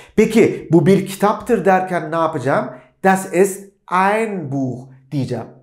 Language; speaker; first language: Turkish; native; Turkish